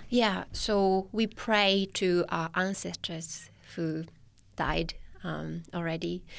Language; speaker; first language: English; non-native, fluent; Japanese